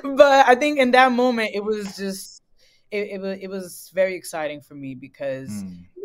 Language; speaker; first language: English; native; English